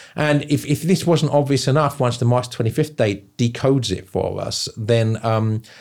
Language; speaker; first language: English; native; English